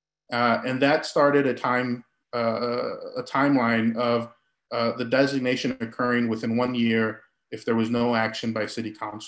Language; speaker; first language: English; early bilingual, other home language; Spanish